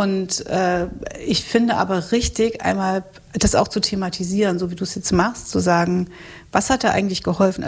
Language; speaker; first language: German; native; German